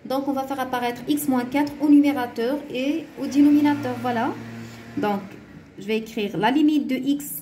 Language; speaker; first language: French; non-native, local second language; Arabic